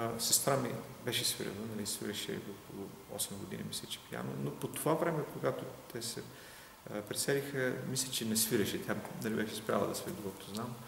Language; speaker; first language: Bulgarian; non-native, local second language; Turkish